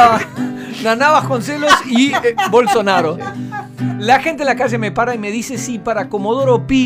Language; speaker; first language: Spanish; native; Spanish